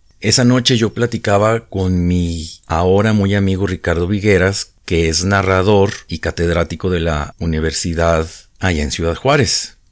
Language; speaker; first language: Spanish; native; Spanish